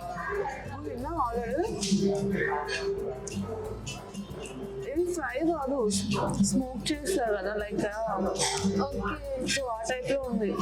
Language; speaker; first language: Telugu; native; Telugu